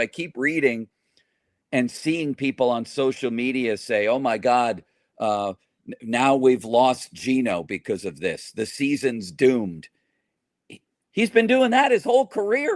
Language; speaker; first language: English; native; English